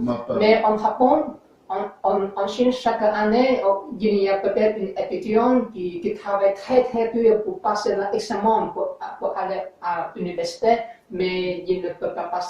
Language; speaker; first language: French; non-native, learner; English